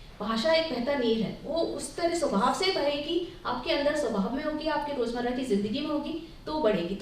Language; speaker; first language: Hindi; native; Hindi